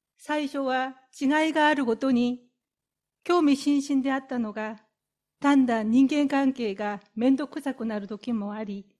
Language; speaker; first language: Japanese; non-native, fluent; Korean